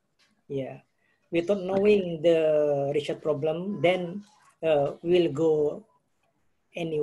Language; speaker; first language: English; non-native, fluent; Indonesian